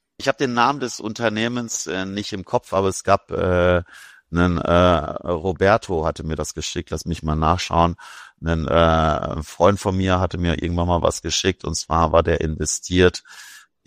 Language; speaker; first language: German; native; German